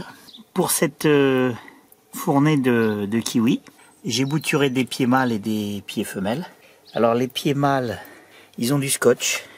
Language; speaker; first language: French; native; French